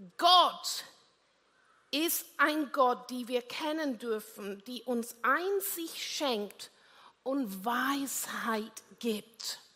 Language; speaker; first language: German; non-native, fluent; English